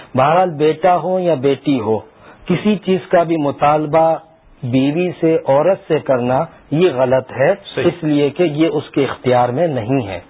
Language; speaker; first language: Urdu; native; Urdu